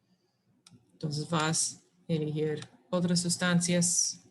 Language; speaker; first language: Spanish; non-native, fluent; English